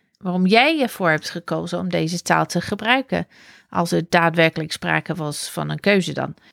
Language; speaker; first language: Dutch; non-native, fluent; English